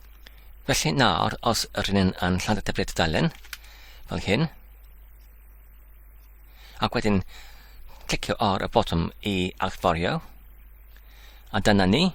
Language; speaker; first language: Welsh; non-native, learner; English